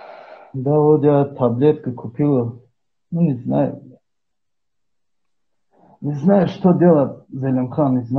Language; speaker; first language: Russian; non-native, learner; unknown